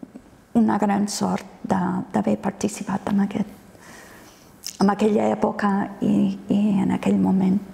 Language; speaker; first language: Catalan; non-native, fluent; English